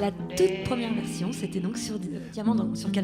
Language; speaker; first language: French; native; French